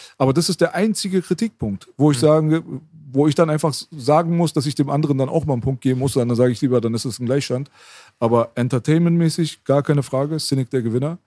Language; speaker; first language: German; early bilingual, other home language; Persian